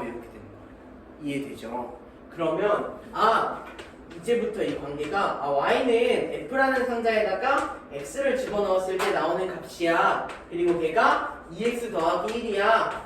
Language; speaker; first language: Korean; native; Korean